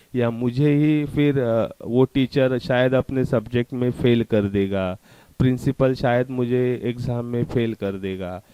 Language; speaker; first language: Hindi; non-native, local second language; Marathi